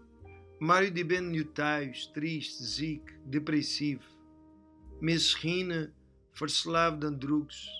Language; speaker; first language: Dutch; non-native, fluent; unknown